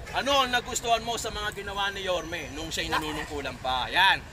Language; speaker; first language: Filipino; native; Filipino